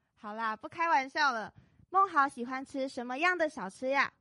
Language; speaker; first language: Chinese; native; Chinese